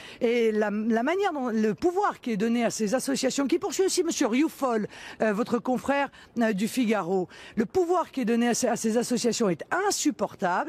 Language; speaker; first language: French; native; French